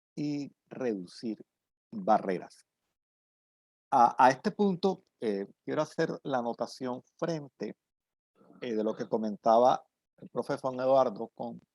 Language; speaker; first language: Spanish; native; Spanish